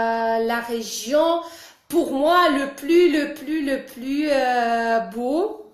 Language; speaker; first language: French; non-native, fluent; Russian